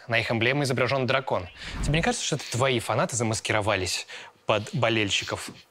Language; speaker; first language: Russian; native; Russian